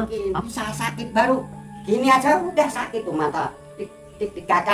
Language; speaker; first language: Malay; non-native, local second language; Javanese